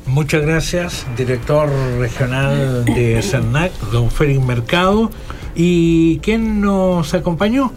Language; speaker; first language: Spanish; native; Spanish